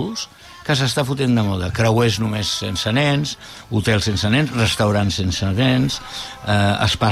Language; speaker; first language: Catalan; native; Catalan